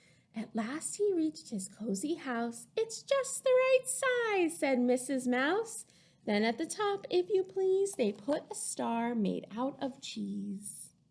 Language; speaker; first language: English; native; English